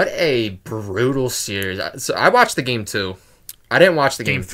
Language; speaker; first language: English; native; English